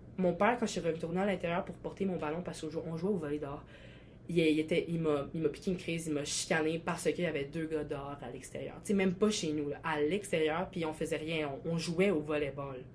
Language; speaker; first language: French; early bilingual, other home language; Albanian